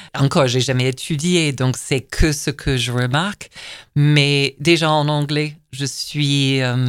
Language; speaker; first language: French; non-native, fluent; English